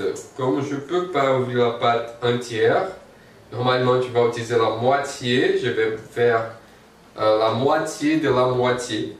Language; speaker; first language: French; non-native, fluent; Portuguese